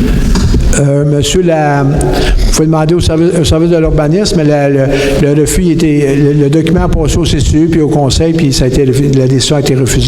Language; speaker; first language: French; native; French